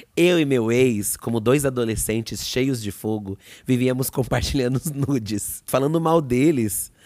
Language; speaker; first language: Portuguese; native; Portuguese